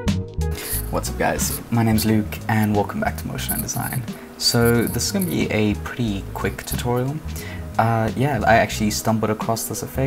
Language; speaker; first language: English; native; English